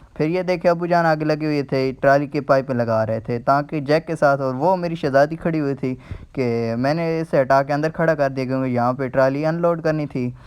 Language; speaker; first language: Urdu; non-native, local second language; Punjabi